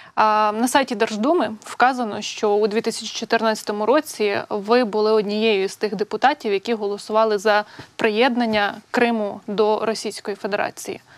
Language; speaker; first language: Ukrainian; native; Ukrainian